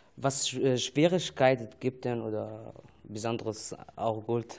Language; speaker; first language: German; non-native, fluent; Arabic